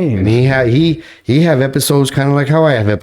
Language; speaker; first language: English; native; English